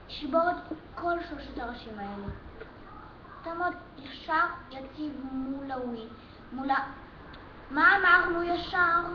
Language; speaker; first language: Hebrew; early bilingual, other home language; Russian